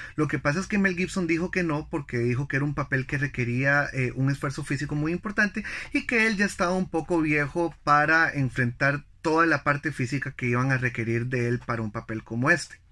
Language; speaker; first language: Spanish; native; Spanish